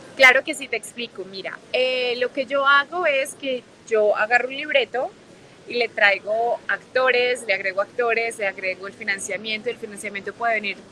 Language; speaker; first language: Spanish; native; Spanish